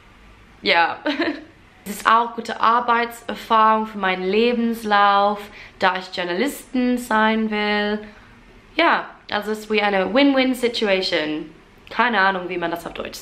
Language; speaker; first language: German; non-native, fluent; English